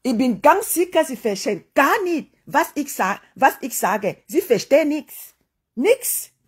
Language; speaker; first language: German; non-native, learner; French